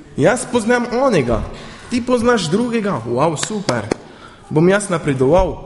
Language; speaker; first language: Slovenian; early bilingual, heritage; Slovenian